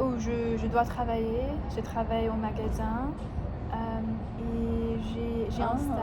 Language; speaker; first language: French; non-native, learner; English